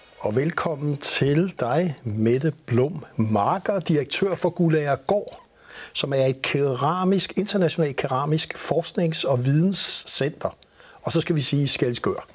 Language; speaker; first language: Danish; native; Danish